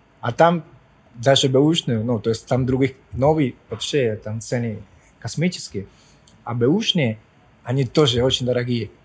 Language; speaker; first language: Russian; non-native, fluent; Spanish